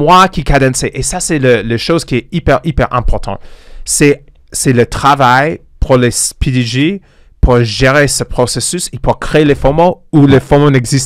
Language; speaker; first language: French; non-native, fluent; English